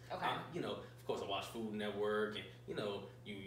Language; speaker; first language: English; native; English